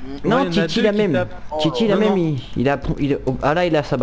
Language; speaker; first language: French; native; French